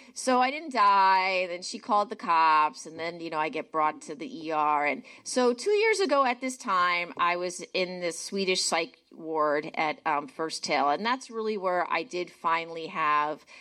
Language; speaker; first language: English; native; English